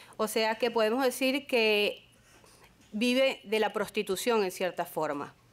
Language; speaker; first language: Spanish; native; Spanish